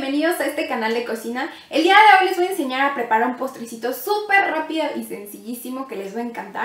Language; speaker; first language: Spanish; native; Spanish